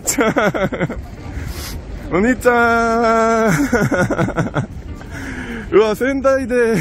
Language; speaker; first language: Japanese; non-native, learner; Korean